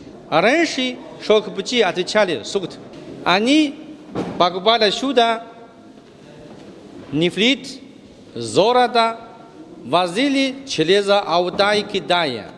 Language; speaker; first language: Russian; non-native, learner; Chinese